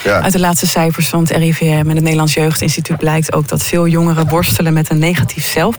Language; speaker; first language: Dutch; native; Dutch